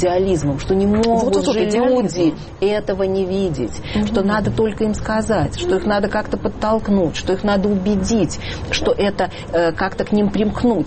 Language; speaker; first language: Russian; native; Russian